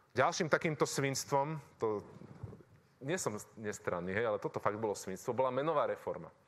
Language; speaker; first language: Slovak; native; Slovak